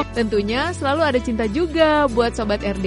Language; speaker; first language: Indonesian; native; Indonesian